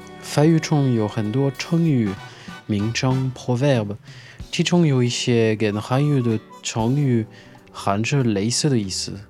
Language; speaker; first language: Chinese; non-native, fluent; French